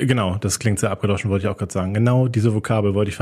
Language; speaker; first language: German; native; German